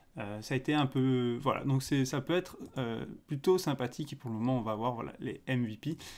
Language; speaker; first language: French; native; French